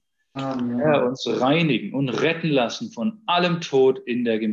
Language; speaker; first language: German; native; German